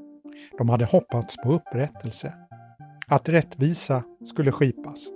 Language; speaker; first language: Swedish; native; Swedish